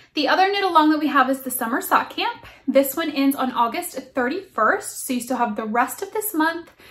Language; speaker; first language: English; native; English